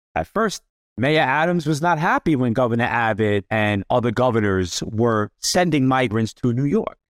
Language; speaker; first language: English; native; English